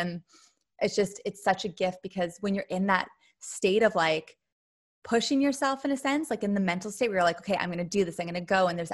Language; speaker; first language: English; native; English